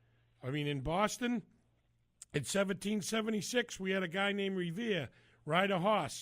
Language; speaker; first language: English; native; English